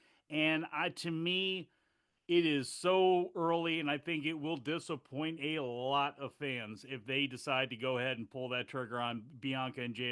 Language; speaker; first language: English; native; English